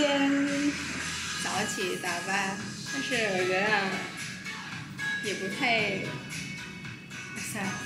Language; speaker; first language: Chinese; non-native, fluent; Vietnamese